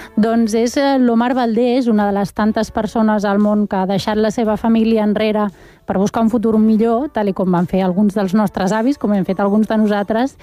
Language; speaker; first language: Catalan; native; Catalan